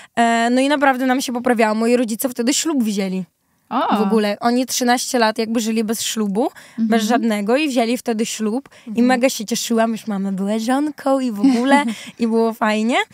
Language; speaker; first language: Polish; early bilingual, other home language; Ukrainian